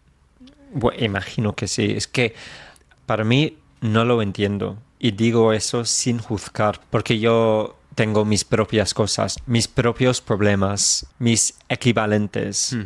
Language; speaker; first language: Spanish; non-native, fluent; English